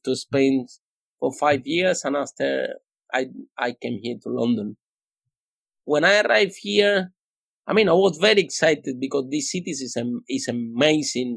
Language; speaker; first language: English; non-native, fluent; Spanish